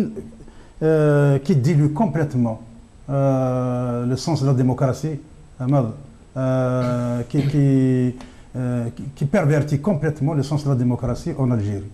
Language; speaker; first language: French; non-native, local second language; Kabyle